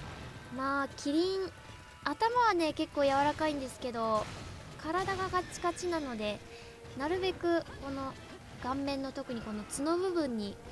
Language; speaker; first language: Japanese; native; Japanese